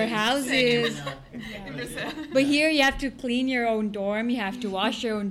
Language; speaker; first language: English; non-native, local second language; Gujarati